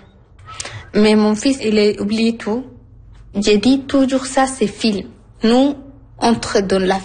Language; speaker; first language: French; non-native, learner; Arabic